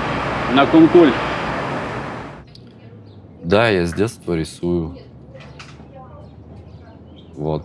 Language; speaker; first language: Russian; native; Russian